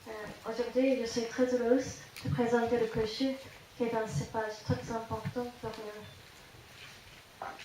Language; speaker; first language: French; non-native, fluent; Japanese